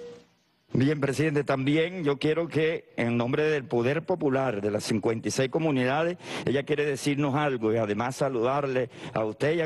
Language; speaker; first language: Spanish; native; Spanish